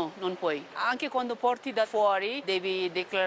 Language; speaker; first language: Italian; non-native, fluent; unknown